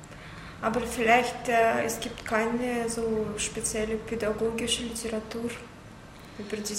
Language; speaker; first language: German; non-native, learner; Russian